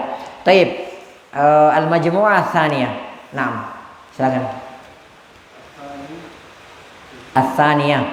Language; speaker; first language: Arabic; non-native, fluent; Indonesian